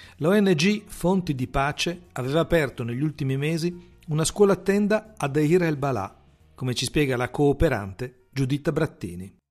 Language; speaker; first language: Italian; native; Italian